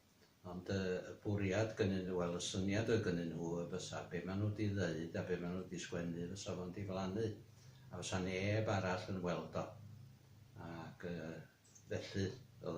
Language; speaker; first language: Welsh; native; Welsh